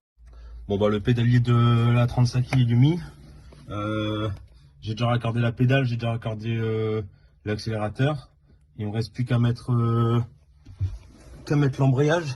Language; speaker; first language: French; native; French